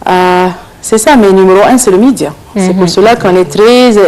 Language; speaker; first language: French; non-native, fluent; Arabic